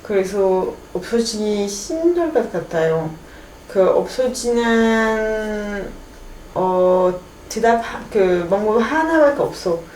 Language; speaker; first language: Korean; non-native, fluent; French